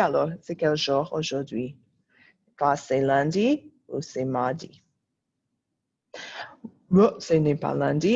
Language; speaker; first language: French; non-native, fluent; English